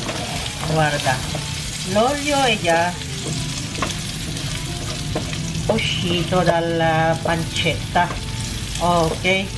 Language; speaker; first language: Italian; non-native, local second language; Filipino